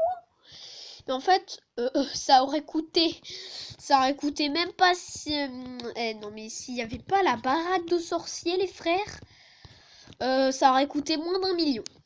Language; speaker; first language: French; native; French